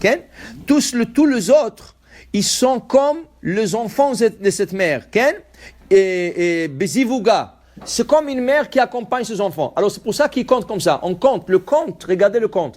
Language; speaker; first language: French; non-native, fluent; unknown